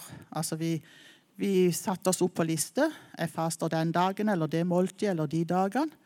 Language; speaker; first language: Norwegian; native; Norwegian